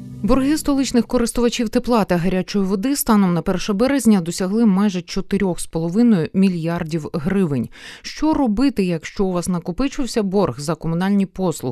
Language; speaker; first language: Ukrainian; native; Ukrainian